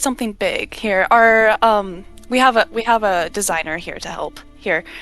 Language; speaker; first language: English; native; English